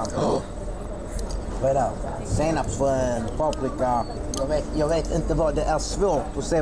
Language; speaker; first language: Swedish; native; Swedish